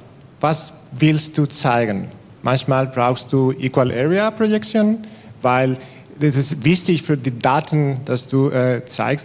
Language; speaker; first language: German; non-native, fluent; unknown